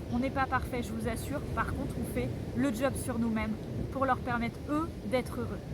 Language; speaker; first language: French; native; French